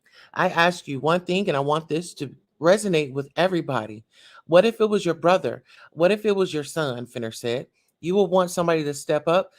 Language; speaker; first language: English; native; English